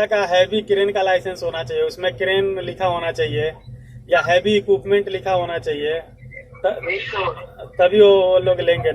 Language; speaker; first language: Hindi; native; Hindi